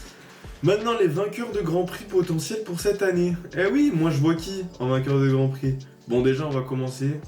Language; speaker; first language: French; native; French